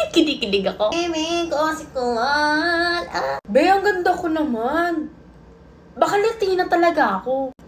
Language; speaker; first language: Filipino; native; Filipino